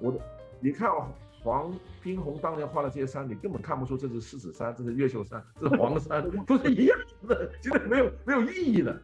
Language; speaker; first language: Chinese; non-native, local second language; Cantonese